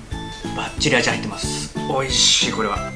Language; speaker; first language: Japanese; native; Japanese